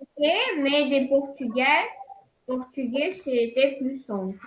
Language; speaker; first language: French; non-native, learner; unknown